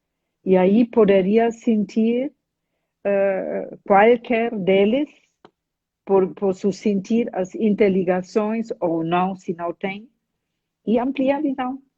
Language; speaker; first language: Portuguese; non-native, fluent; German